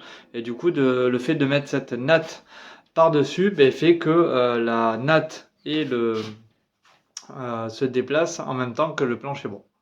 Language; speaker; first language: French; native; French